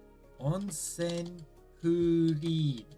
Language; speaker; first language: Japanese; non-native, learner; English